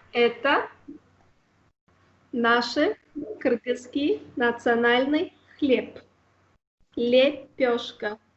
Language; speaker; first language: Russian; non-native, fluent; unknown